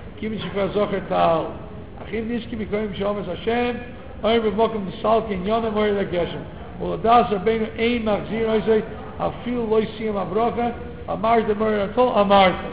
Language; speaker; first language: Hebrew; non-native, fluent; English